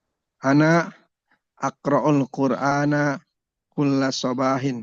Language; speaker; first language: Arabic; non-native, learner; Indonesian